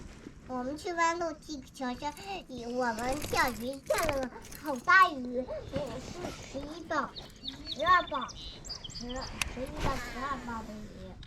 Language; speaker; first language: Chinese; early bilingual, heritage; Chinese